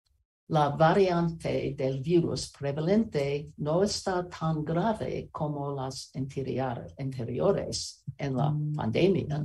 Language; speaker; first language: Spanish; non-native, learner; English